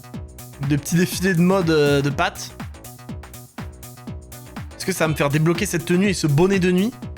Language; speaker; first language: French; native; French